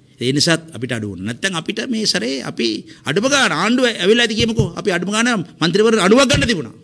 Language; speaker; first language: Sinhala; non-native, local second language; Tamil